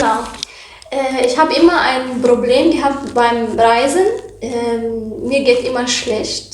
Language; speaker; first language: German; non-native, learner; Arabic